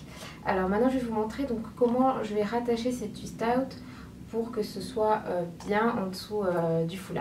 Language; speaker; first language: French; native; French